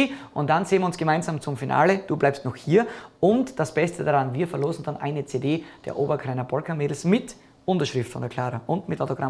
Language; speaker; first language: German; native; German